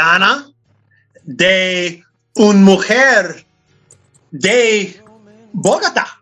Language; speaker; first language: Spanish; non-native, learner; English